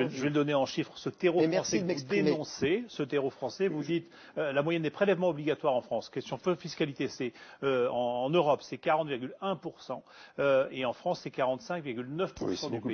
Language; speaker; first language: French; native; French